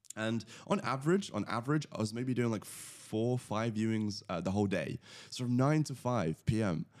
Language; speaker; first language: English; early bilingual, other home language; Latvian